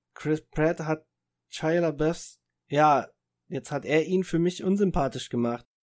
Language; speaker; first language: German; early bilingual, other home language; Italian